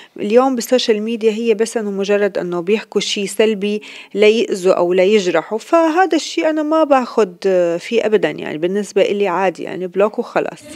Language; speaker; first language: Arabic; native; Arabic